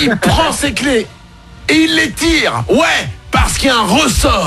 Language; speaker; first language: French; native; French